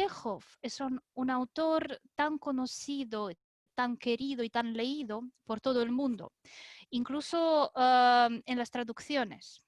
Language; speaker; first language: Spanish; non-native, fluent; Russian